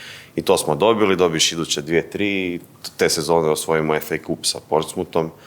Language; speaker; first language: Bosnian; native; Bosnian